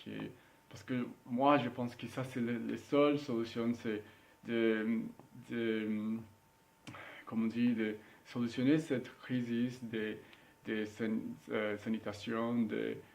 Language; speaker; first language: French; non-native, learner; Spanish